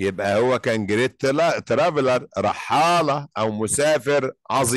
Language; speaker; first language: Arabic; native; Arabic